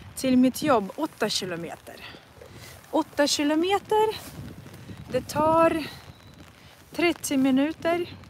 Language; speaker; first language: Swedish; non-native, fluent; Russian